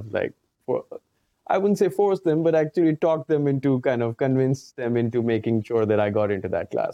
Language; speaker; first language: English; non-native, local second language; Urdu